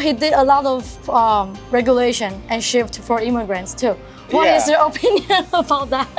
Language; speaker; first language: English; non-native, fluent; Chinese